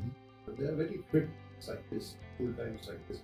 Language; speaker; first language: Hindi; non-native, local second language; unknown